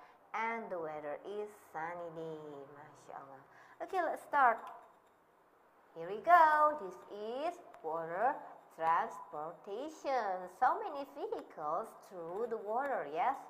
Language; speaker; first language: English; non-native, learner; Indonesian